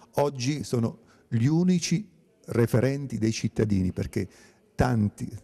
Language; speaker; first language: Italian; native; Italian